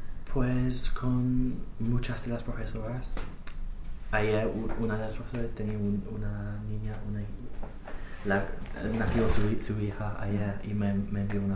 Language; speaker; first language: Spanish; non-native, fluent; English